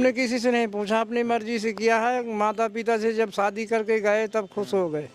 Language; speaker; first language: Hindi; native; Hindi